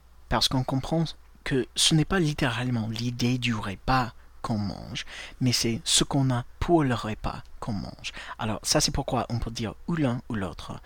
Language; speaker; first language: French; non-native, fluent; English